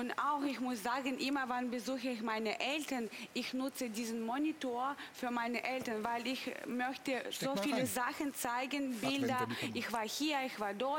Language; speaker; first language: German; non-native, learner; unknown